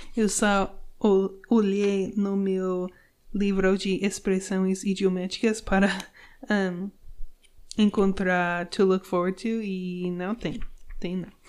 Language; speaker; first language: Portuguese; non-native, learner; English